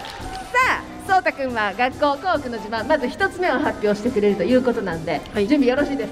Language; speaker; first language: Japanese; native; Japanese